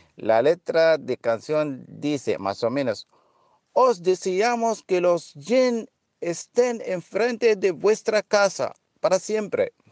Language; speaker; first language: Spanish; non-native, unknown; Arabic